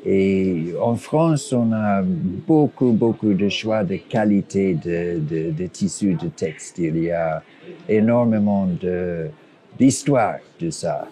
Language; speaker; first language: French; non-native, fluent; English